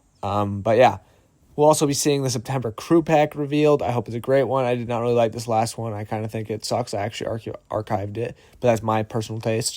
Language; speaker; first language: English; native; English